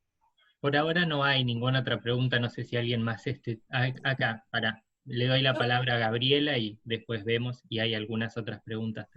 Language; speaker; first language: Spanish; native; Spanish